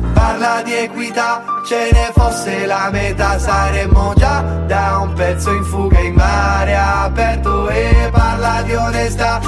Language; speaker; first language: Italian; native; Italian